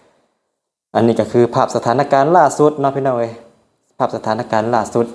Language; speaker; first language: Thai; non-native, local second language; Northeastern Thai